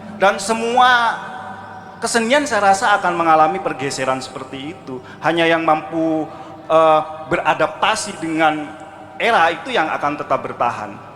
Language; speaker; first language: Indonesian; non-native, local second language; Madurese